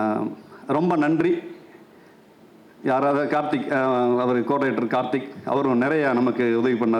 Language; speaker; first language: Tamil; native; Tamil